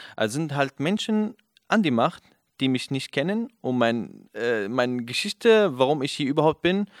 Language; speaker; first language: German; non-native, fluent; Kurdish